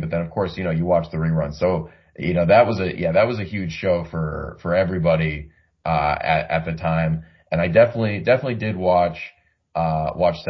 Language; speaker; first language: English; native; English